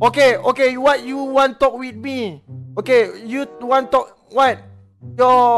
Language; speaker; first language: English; non-native, learner; Malay